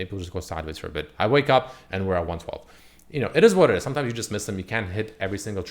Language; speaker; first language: English; native; English